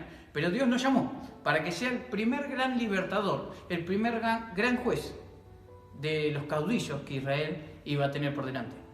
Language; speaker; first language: Spanish; native; Spanish